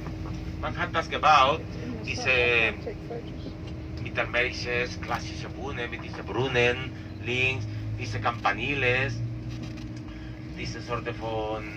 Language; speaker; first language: German; non-native, learner; Catalan